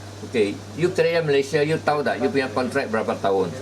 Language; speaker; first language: Malay; native; Malay